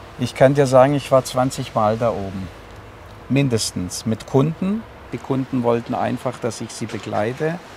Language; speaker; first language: German; non-native, fluent; Greek